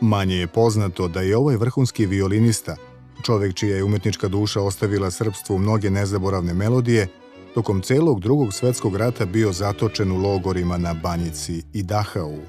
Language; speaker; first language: Bosnian; native; Bosnian